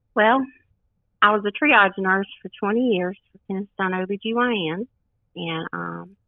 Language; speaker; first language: English; native; English